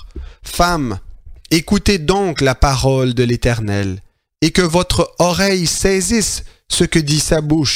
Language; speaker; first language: French; native; French